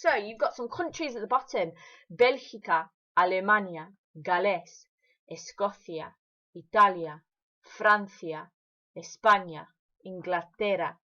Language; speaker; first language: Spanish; non-native, fluent; English